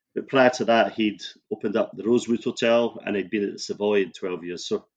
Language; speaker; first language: English; native; English